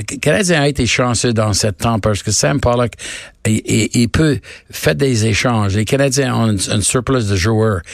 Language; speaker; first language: French; non-native, learner; English